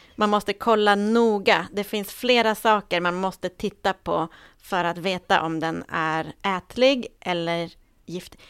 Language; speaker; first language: Swedish; native; Swedish